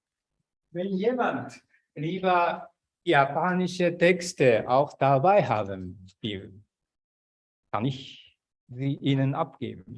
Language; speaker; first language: German; non-native, fluent; Japanese